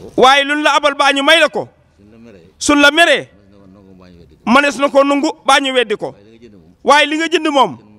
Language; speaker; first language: Wolof; native; Wolof